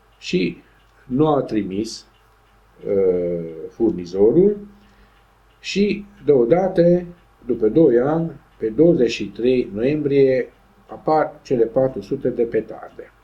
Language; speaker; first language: Romanian; non-native, local second language; Hungarian